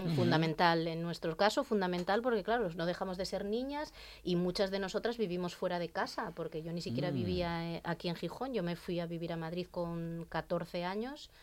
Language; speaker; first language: Spanish; native; Spanish